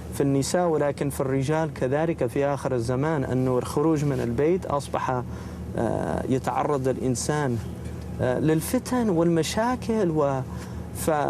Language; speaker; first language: Arabic; non-native, fluent; English